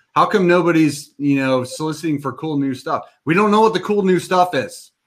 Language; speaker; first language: English; native; English